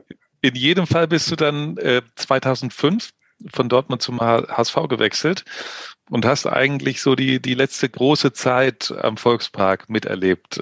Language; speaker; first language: German; native; German